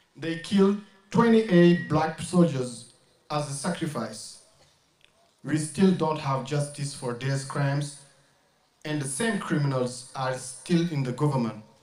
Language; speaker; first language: English; non-native, learner; French